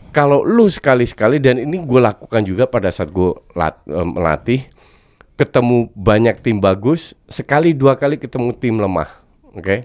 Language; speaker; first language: Indonesian; non-native, fluent; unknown